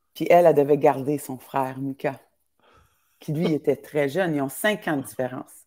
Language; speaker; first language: French; native; French